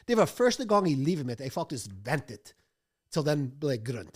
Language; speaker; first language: Norwegian; non-native, fluent; English